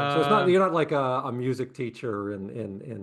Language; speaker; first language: English; native; English